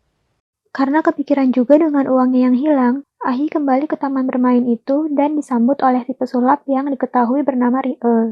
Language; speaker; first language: Indonesian; native; Indonesian